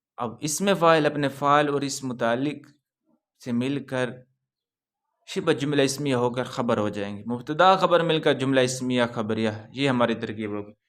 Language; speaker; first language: Urdu; non-native, local second language; Punjabi